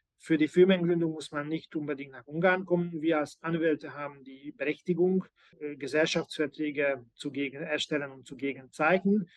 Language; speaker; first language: German; non-native, fluent; Hungarian